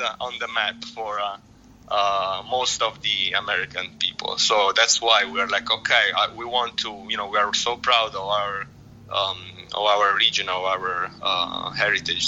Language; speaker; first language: English; non-native, fluent; Italian